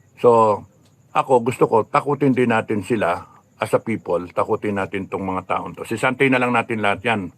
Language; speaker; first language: Filipino; native; Filipino